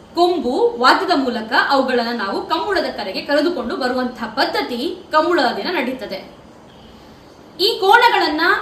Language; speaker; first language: Kannada; non-native, local second language; Tulu